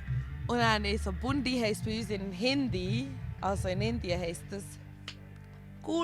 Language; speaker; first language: German; early bilingual, other home language; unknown